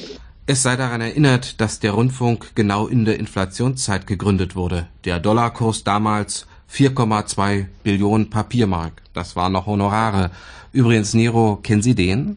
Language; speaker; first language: German; native; German